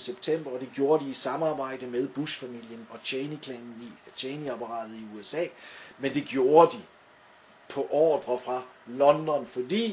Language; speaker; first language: Danish; native; Danish